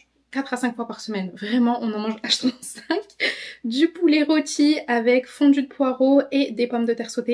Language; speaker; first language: French; native; French